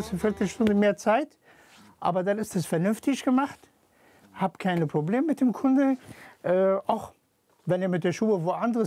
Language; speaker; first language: German; non-native, fluent; Arabic